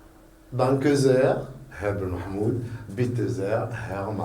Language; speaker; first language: German; non-native, fluent; Arabic